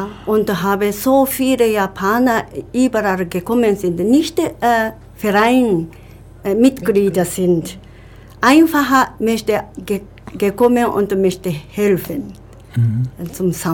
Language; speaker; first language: German; non-native, learner; Japanese